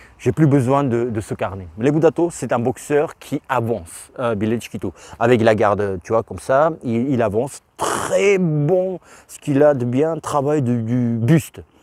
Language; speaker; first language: French; non-native, fluent; Russian